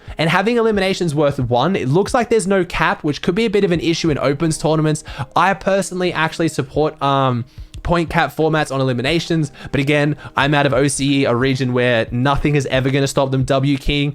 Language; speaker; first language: English; native; English